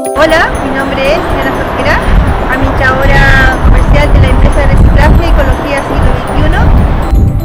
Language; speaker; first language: Spanish; native; Spanish